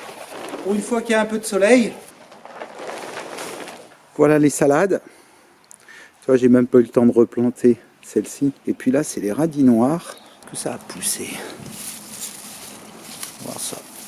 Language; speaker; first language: French; native; French